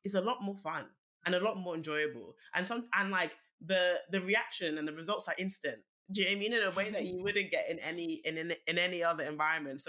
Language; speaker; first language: English; native; English